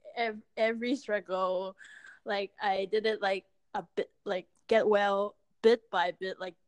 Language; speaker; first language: English; non-native, local second language; Cantonese